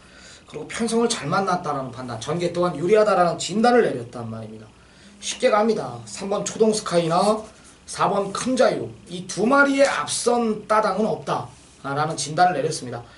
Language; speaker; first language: Korean; native; Korean